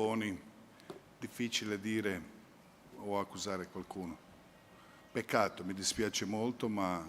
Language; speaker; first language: Italian; non-native, fluent; Croatian